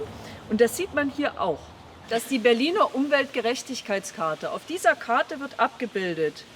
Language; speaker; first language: German; native; German